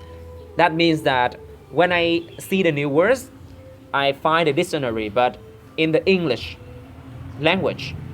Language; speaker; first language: English; non-native, learner; Vietnamese